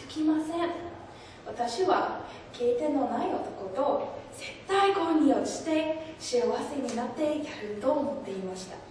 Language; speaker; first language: Japanese; non-native, learner; English